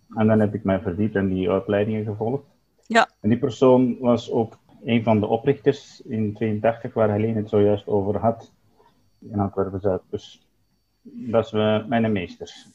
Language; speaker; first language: Dutch; non-native, fluent; Turkish